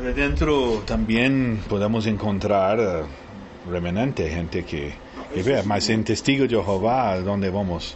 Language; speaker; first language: Spanish; early bilingual, heritage; Spanish